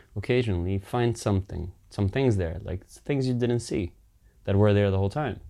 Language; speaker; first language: English; early bilingual, heritage; Finnish